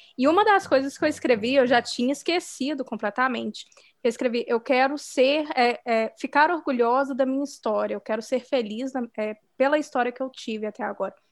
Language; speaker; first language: Portuguese; native; Portuguese